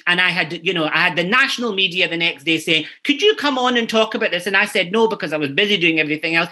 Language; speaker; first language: English; native; English